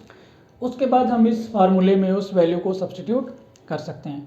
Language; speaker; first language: Hindi; native; Hindi